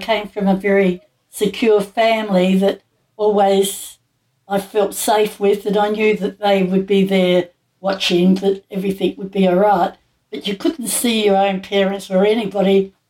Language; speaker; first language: English; native; English